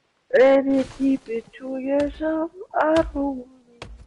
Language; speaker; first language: English; early bilingual, other home language; Spanish